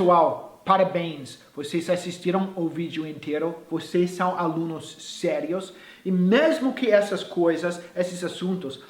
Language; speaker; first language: Portuguese; non-native, fluent; English